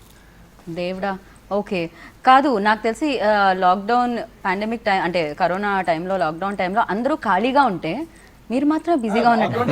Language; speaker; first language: Telugu; native; Telugu